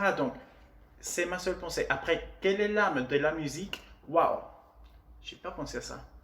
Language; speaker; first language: French; non-native, fluent; Spanish